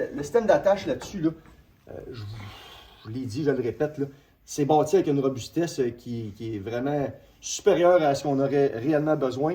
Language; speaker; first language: French; native; French